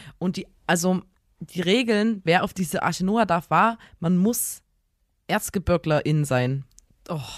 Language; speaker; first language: German; native; German